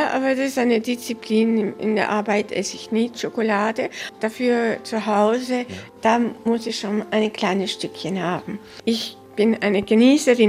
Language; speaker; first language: German; early bilingual, heritage; German